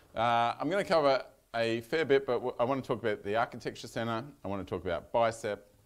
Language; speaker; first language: English; native; English